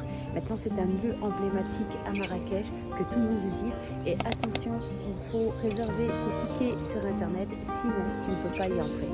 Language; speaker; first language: French; native; French